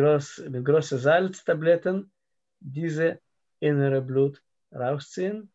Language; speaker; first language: German; non-native, fluent; Russian